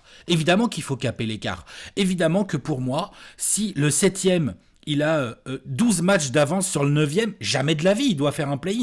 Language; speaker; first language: French; native; French